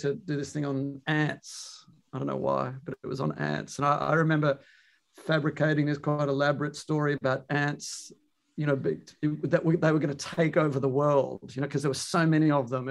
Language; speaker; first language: English; native; English